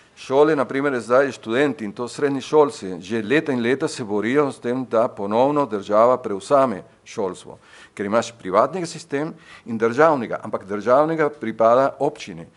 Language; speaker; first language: Slovenian; non-native, fluent; Spanish